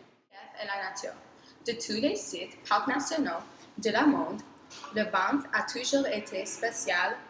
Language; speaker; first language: French; non-native, learner; English